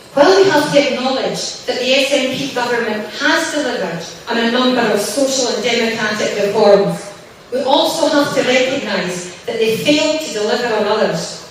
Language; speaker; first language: English; native; English